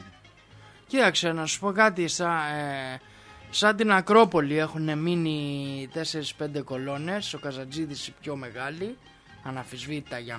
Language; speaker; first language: Greek; native; Greek